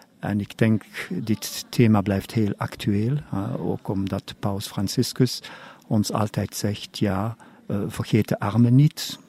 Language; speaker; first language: Dutch; non-native, local second language; German